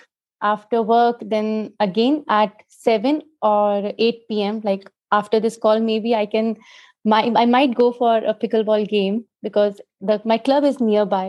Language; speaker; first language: English; non-native, local second language; Hindi